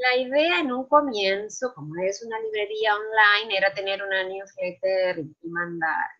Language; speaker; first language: Spanish; native; Spanish